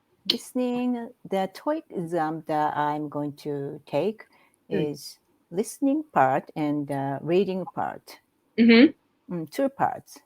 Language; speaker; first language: English; non-native, learner; Japanese